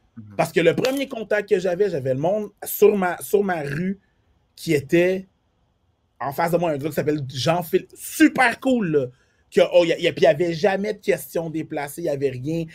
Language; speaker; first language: French; early bilingual, other home language; Haitian Creole